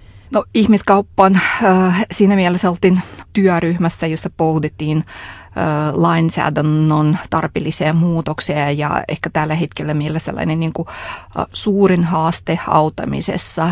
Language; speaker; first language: Finnish; non-native, fluent; Russian